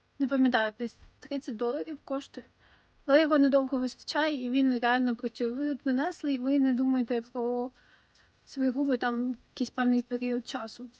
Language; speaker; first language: Ukrainian; native; Ukrainian